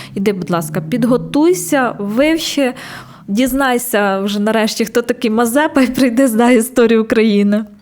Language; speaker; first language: Ukrainian; non-native, fluent; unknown